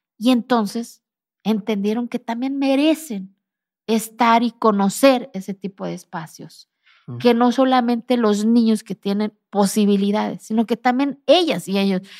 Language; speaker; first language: Spanish; non-native, local second language; Zapotec